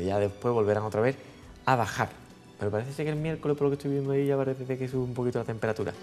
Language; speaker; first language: Spanish; native; Spanish